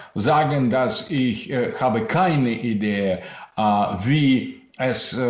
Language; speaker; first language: German; non-native, learner; Russian